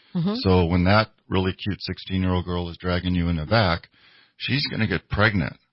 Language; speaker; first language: English; native; English